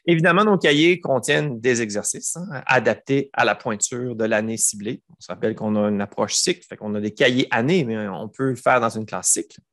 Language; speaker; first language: French; native; French